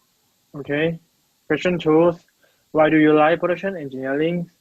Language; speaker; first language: English; non-native, learner; Thai